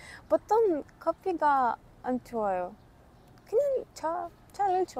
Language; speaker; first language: Korean; non-native, learner; Ukrainian